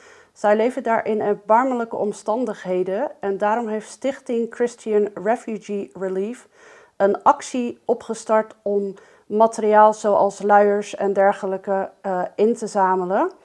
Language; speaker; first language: Dutch; native; Dutch